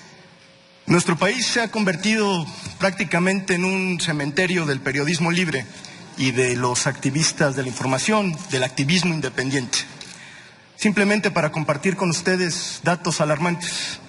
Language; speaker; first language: Spanish; native; Spanish